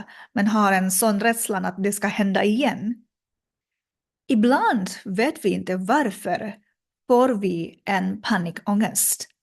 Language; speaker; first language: Swedish; non-native, learner; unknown